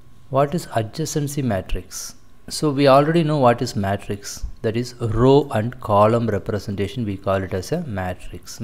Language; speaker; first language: English; non-native, local second language; Tamil